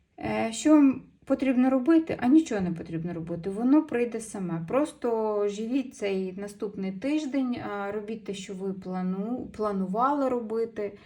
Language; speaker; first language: Ukrainian; non-native, local second language; Russian